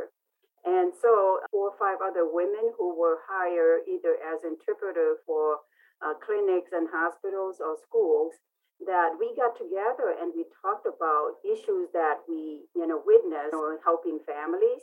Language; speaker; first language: English; non-native, fluent; Lao